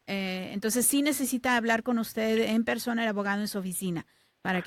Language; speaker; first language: Spanish; native; Spanish